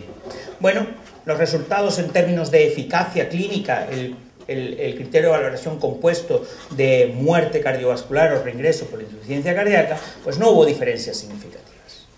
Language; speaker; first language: Spanish; native; Spanish